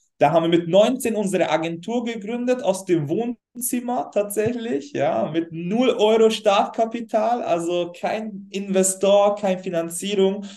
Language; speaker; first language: German; non-native, fluent; Hungarian